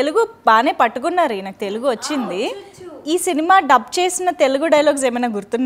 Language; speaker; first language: Telugu; native; Telugu